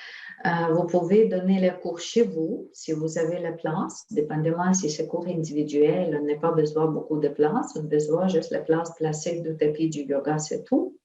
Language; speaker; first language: French; non-native, fluent; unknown